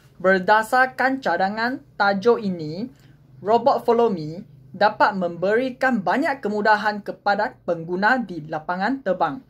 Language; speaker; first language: Malay; non-native, local second language; Chinese